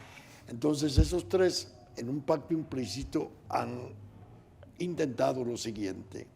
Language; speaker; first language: Spanish; native; Spanish